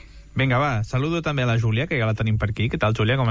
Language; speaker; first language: Catalan; native; Catalan